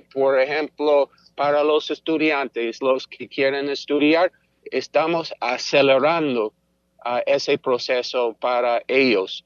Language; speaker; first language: Spanish; non-native, fluent; English